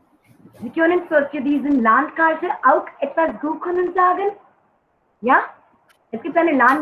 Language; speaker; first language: German; non-native, learner; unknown